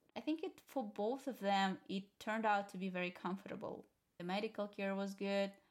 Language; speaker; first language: English; non-native, fluent; Russian